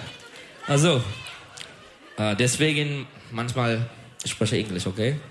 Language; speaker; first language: German; non-native, learner; Turkish